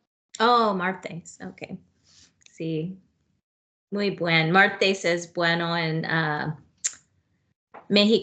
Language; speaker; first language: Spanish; non-native, learner; English